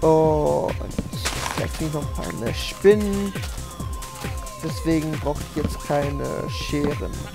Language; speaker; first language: German; native; German